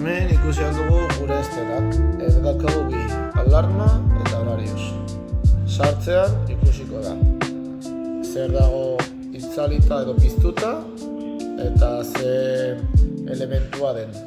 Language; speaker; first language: Basque; non-native, local second language; Spanish